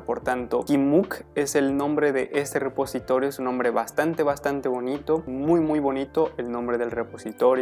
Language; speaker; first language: Spanish; native; Spanish